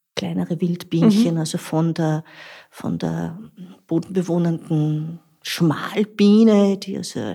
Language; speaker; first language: German; native; German